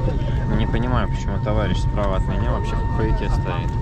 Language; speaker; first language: Russian; native; Russian